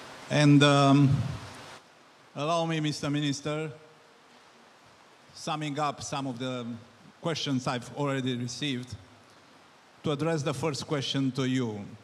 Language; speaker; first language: English; non-native, fluent; Romanian